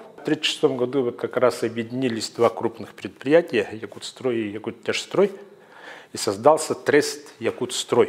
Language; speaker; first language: Russian; native; Russian